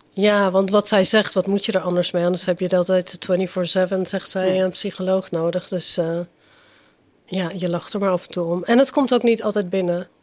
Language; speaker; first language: Dutch; early bilingual, other home language; Persian